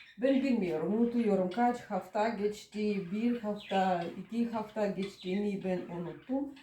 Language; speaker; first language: Turkish; non-native, learner; Russian